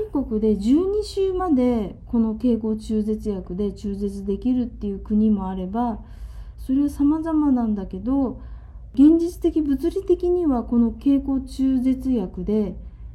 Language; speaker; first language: Japanese; native; Japanese